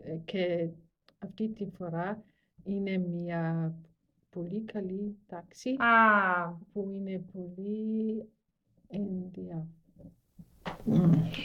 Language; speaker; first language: Greek; non-native, learner; German